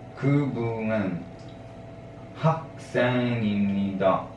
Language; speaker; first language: Korean; non-native, learner; Italian